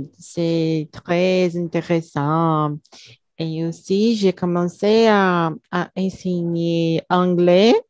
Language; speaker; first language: French; non-native, learner; Portuguese